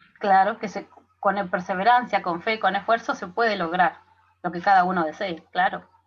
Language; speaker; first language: Spanish; native; Spanish